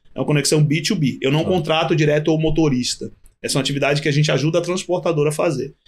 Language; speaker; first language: Portuguese; native; Portuguese